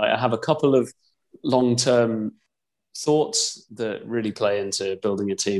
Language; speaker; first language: English; native; English